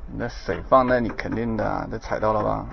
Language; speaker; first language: Chinese; native; Chinese